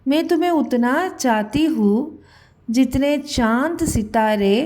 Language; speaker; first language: Hindi; non-native, local second language; Malayalam